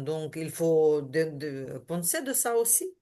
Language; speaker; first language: French; non-native, learner; Ukrainian